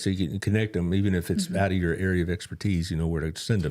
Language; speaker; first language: English; native; English